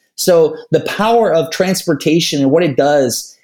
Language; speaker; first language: English; native; English